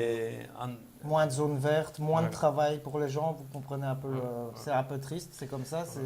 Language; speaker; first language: French; native; French